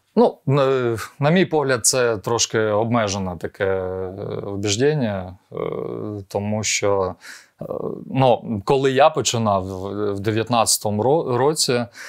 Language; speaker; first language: Ukrainian; non-native, local second language; Russian